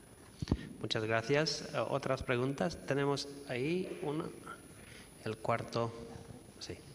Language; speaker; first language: Spanish; non-native, fluent; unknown